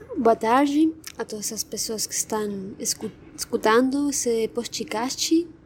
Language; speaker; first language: Portuguese; non-native, fluent; Spanish